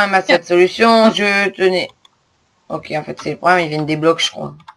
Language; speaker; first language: French; native; French